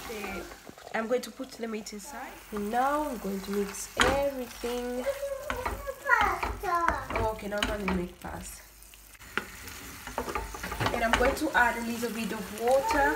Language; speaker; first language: English; non-native, fluent; Swahili